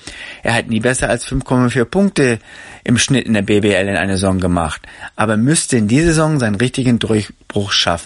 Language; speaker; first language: German; native; German